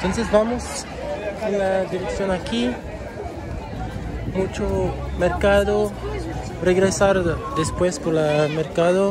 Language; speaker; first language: Spanish; non-native, learner; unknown